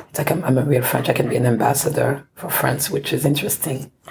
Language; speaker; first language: English; non-native, fluent; French